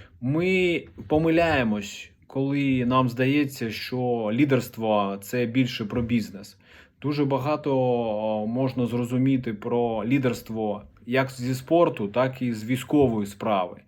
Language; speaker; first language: Ukrainian; non-native, local second language; Russian